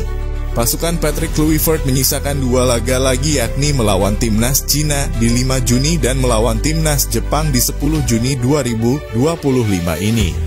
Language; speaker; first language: Indonesian; native; Indonesian